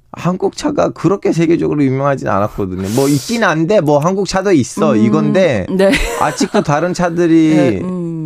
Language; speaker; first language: Korean; non-native, fluent; Turkish